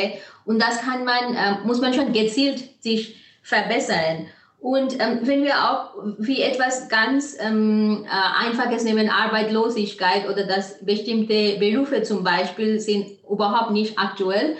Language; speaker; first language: German; non-native, fluent; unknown